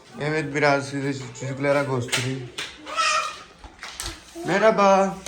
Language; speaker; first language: Turkish; non-native, learner; Urdu